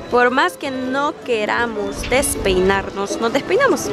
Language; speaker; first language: Spanish; native; Spanish